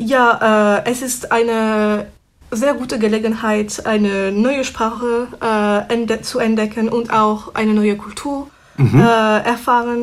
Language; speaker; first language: German; non-native, fluent; French